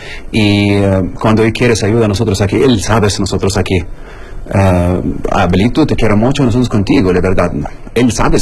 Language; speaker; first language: Spanish; non-native, learner; Arabic